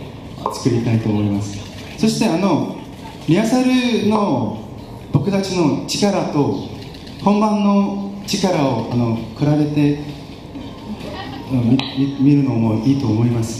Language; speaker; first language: Japanese; non-native, learner; Korean